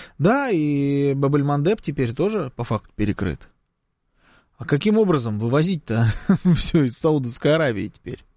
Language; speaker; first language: Russian; native; Russian